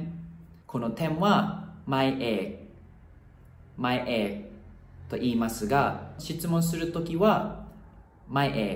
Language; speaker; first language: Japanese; non-native, fluent; Thai